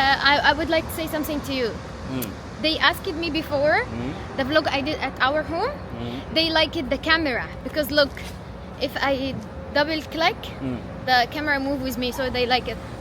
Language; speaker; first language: English; non-native, learner; Arabic